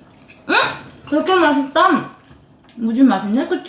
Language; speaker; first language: Korean; native; Korean